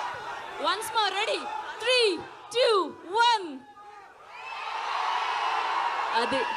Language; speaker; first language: Telugu; native; Telugu